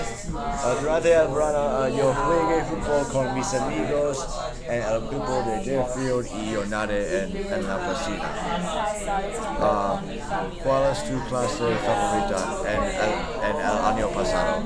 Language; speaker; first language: Spanish; non-native, learner; English